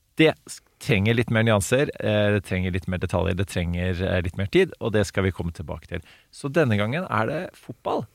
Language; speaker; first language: Norwegian; native; Norwegian